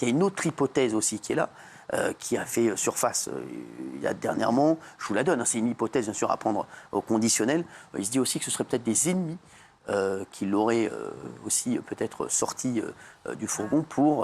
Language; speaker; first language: French; native; French